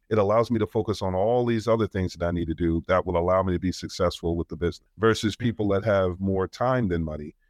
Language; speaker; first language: English; native; English